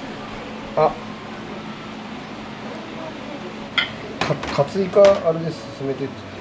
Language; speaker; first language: Japanese; native; Japanese